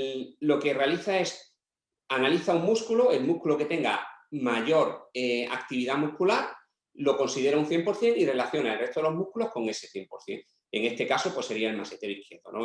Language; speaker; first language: Spanish; native; Spanish